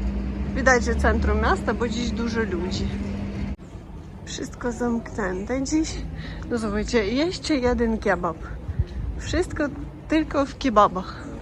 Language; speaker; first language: Polish; non-native, fluent; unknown